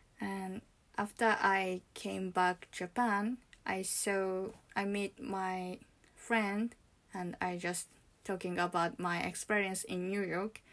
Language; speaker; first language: English; non-native, learner; Japanese